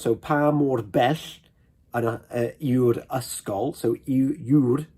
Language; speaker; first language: Welsh; non-native, learner; English